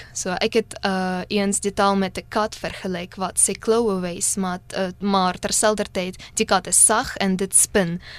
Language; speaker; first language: Afrikaans; non-native, fluent; Russian